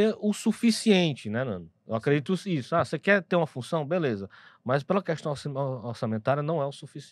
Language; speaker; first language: Portuguese; native; Portuguese